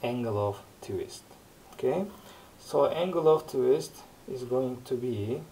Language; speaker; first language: English; non-native, fluent; Turkish